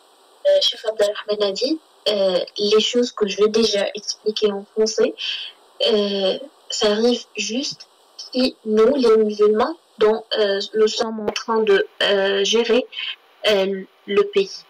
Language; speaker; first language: French; non-native, learner; Arabic